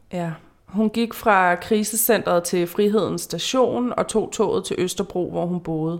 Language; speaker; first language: Danish; native; Danish